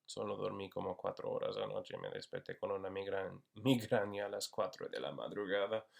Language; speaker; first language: Spanish; non-native, fluent; English